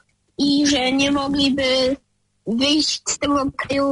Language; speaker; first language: Polish; early bilingual, heritage; Polish